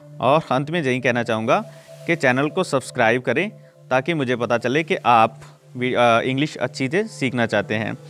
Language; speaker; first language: Hindi; non-native, local second language; Punjabi